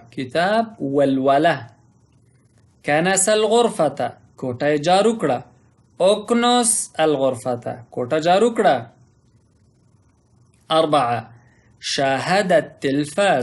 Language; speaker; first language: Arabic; non-native, fluent; Pashto